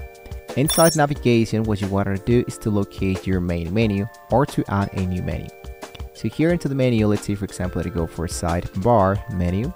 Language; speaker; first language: English; non-native, fluent; Spanish